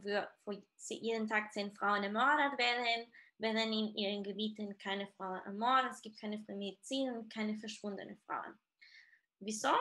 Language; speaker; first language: German; non-native, fluent; Spanish